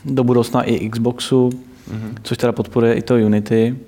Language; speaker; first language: Czech; native; Czech